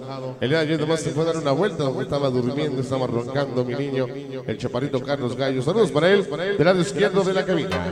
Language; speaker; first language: Spanish; native; Spanish